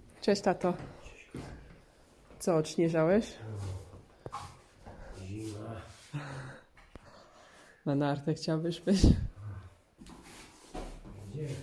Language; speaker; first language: Polish; non-native, learner; English